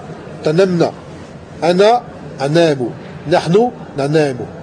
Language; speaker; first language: Arabic; non-native, fluent; French